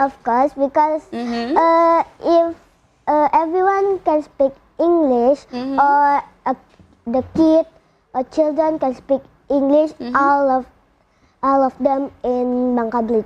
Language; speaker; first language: English; non-native, learner; Indonesian